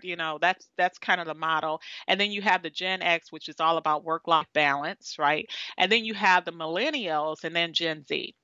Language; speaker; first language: English; native; English